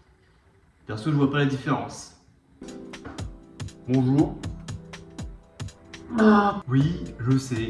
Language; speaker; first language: French; native; French